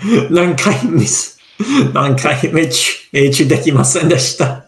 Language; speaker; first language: Japanese; non-native, learner; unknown